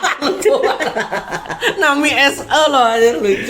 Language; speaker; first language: Indonesian; native; Indonesian